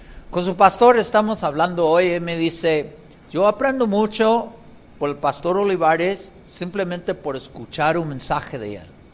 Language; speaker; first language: Spanish; non-native, fluent; English